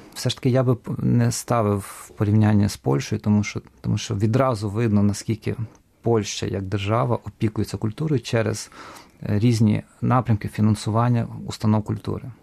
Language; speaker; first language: Ukrainian; native; Ukrainian